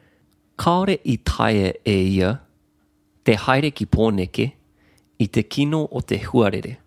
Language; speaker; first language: Māori; non-native, local second language; English